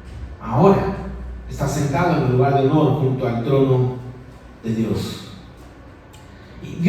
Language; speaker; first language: Spanish; native; Spanish